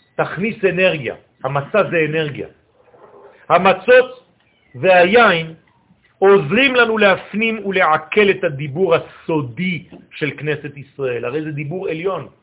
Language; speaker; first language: Hebrew; non-native, fluent; French